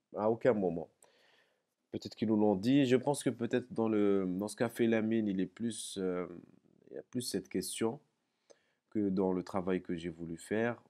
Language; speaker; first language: French; non-native, local second language; Arabic